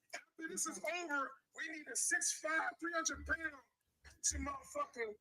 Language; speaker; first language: English; native; English